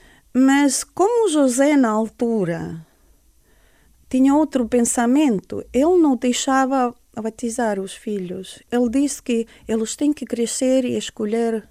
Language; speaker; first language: Portuguese; non-native, fluent; Estonian